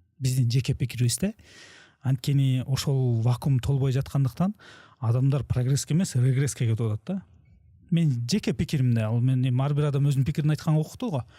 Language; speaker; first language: Kyrgyz; native; Kyrgyz